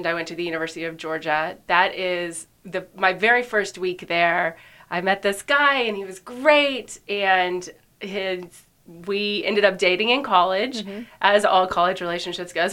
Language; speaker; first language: English; native; English